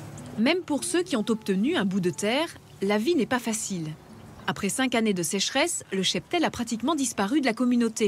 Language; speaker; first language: French; native; French